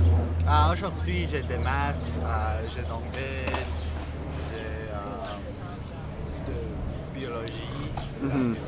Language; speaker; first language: French; non-native, learner; English